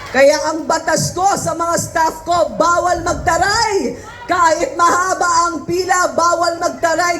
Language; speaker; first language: Filipino; native; Filipino